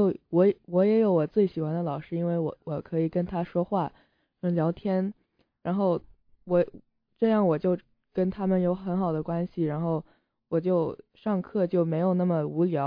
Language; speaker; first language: Chinese; early bilingual, heritage; Chinese